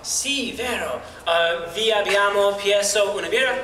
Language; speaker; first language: Italian; non-native, learner; English